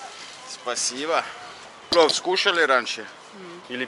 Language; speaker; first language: Russian; non-native, learner; English